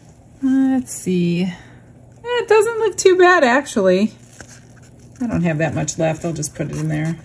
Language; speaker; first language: English; native; English